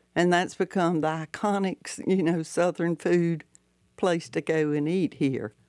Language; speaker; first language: English; native; English